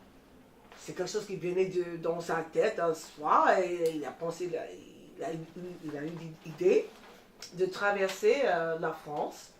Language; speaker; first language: French; non-native, fluent; English